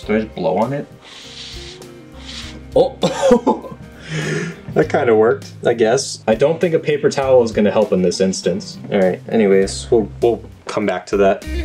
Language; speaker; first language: English; native; English